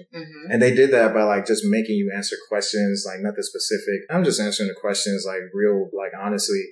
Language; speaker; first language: English; native; English